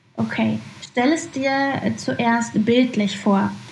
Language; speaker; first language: German; native; German